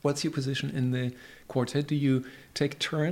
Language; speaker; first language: English; non-native, fluent; German